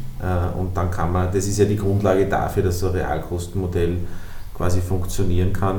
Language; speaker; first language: German; native; German